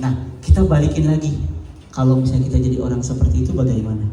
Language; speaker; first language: Indonesian; native; Indonesian